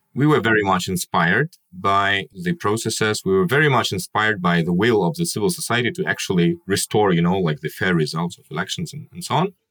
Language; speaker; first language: English; non-native, fluent; Kyrgyz